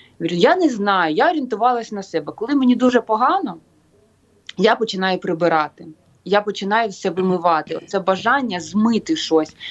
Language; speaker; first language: Ukrainian; native; Ukrainian